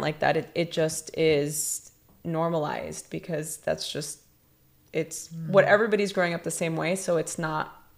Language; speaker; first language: English; native; English